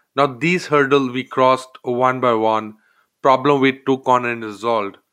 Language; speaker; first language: English; non-native, local second language; Hindi